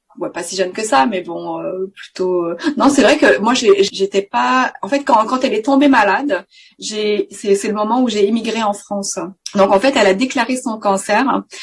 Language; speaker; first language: French; native; French